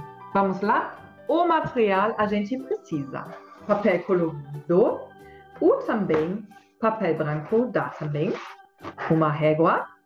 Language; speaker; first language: Portuguese; non-native, fluent; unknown